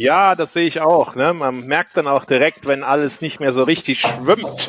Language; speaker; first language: German; native; German